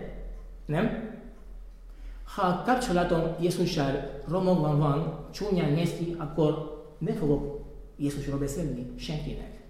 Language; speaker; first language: Hungarian; non-native, fluent; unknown